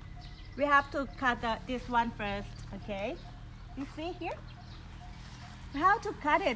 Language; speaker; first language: English; non-native, learner; Thai